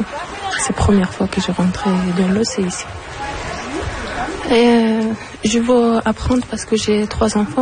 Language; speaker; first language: French; non-native, learner; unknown